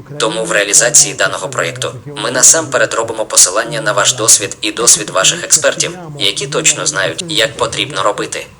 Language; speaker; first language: Ukrainian; non-native, fluent; Italian